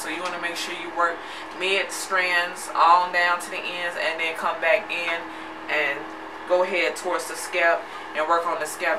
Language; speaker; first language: English; native; English